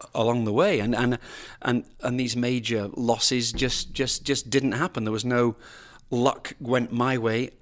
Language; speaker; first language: English; native; English